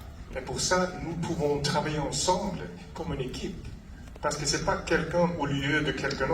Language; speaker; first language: French; non-native, fluent; English